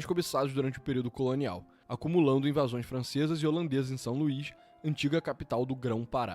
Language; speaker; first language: Portuguese; native; Portuguese